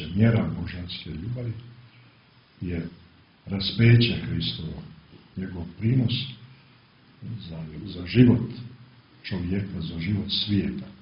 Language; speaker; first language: Croatian; native; Croatian